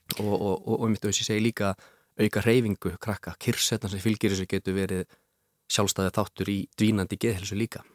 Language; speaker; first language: Icelandic; native; Icelandic